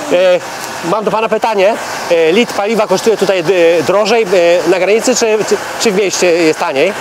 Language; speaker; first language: Polish; non-native, learner; German